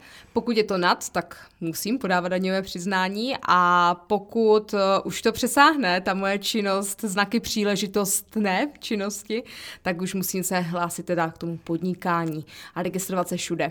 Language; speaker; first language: Czech; native; Czech